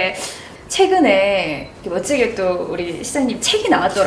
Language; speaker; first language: Korean; native; Korean